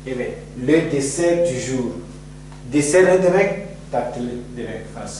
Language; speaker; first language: Turkish; non-native, fluent; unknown